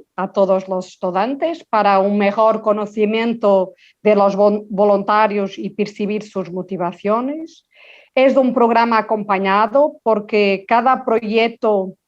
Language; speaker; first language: Spanish; non-native, local second language; Portuguese